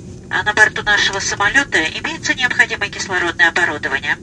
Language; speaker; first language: Russian; native; Russian